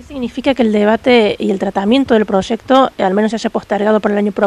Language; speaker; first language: Spanish; native; Spanish